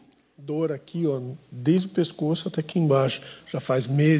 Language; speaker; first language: Portuguese; native; Portuguese